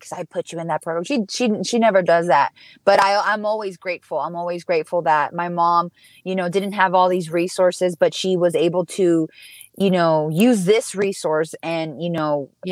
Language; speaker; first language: English; early bilingual, other home language; Spanish